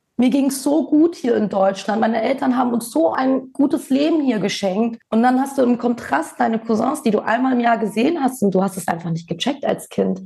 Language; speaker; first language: German; early bilingual, other home language; Bosnian